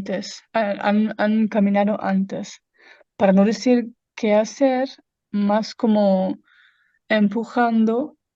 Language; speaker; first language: Spanish; non-native, fluent; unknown